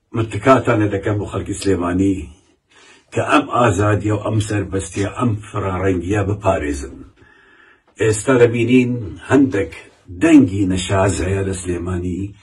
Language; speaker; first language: Central Kurdish; non-native, local second language; Kurdish